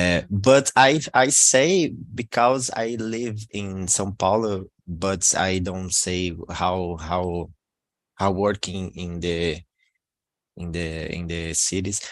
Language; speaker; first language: English; non-native, learner; Portuguese